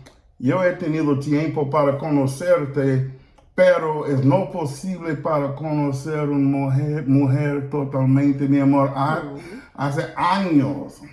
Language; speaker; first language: Spanish; non-native, learner; English